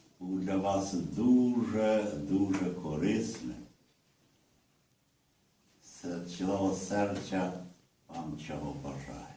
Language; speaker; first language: Ukrainian; early bilingual, heritage; Ukrainian